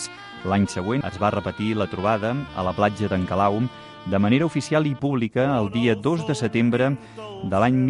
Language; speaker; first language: Catalan; native; Catalan